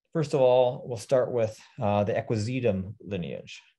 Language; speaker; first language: English; native; English